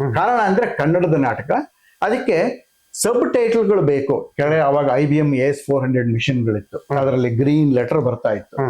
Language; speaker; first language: Kannada; non-native, local second language; Konkani